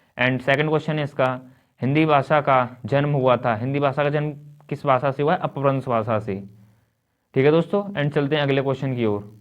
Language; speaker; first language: Hindi; native; Hindi